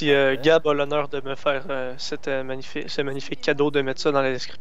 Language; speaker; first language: French; native; French